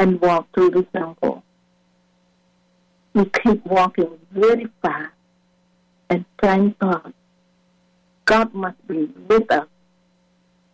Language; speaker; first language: English; non-native, fluent; Khmer